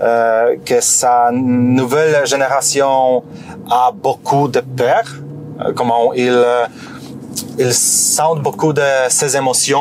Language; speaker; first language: French; non-native, learner; Polish